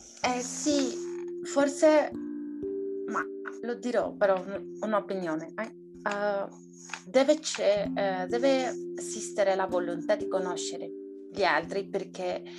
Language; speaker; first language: Italian; non-native, learner; Spanish